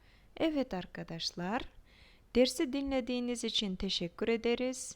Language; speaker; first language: Turkish; non-native, fluent; Kyrgyz